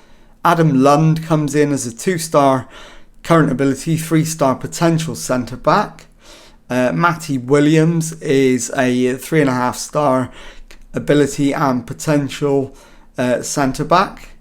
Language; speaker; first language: English; native; English